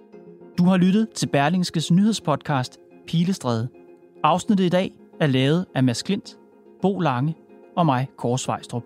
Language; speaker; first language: Danish; native; Danish